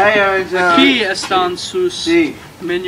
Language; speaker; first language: Spanish; non-native, learner; English